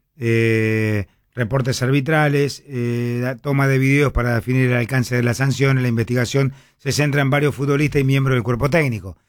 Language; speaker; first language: Spanish; native; Spanish